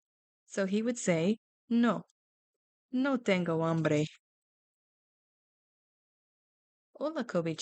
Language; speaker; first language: Spanish; non-native, fluent; English